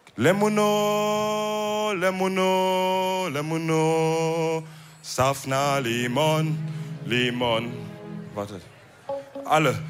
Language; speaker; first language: German; early bilingual, other home language; Wolof